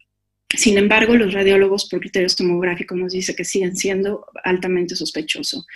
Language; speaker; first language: Spanish; native; Spanish